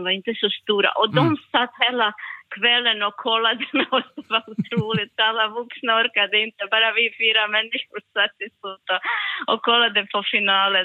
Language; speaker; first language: Swedish; non-native, learner; Bosnian